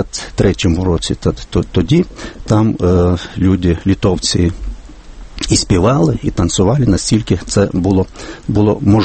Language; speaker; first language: Ukrainian; non-native, fluent; Lithuanian